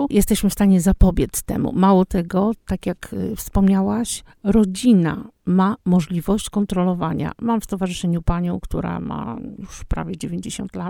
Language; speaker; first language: Polish; native; Polish